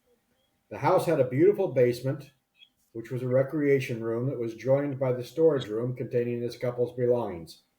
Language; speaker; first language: English; native; English